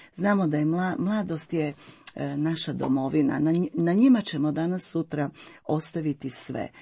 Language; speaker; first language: Croatian; native; Croatian